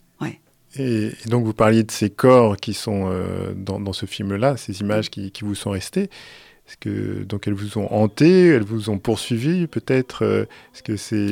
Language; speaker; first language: French; native; French